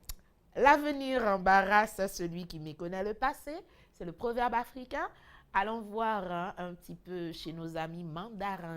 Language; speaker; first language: French; non-native, local second language; Haitian Creole